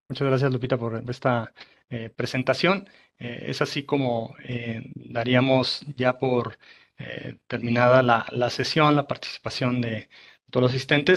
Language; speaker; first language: Spanish; native; Spanish